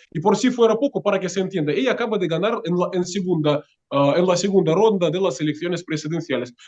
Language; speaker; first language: Spanish; non-native, fluent; Russian